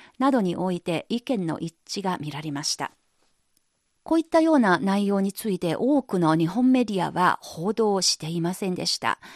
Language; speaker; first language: Japanese; non-native, fluent; Chinese